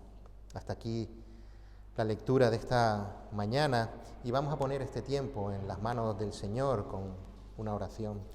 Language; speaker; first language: Spanish; native; Spanish